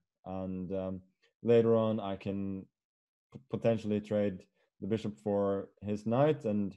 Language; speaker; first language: English; non-native, fluent; Norwegian